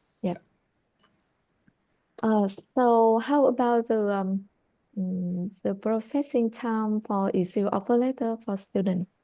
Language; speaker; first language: English; non-native, learner; Vietnamese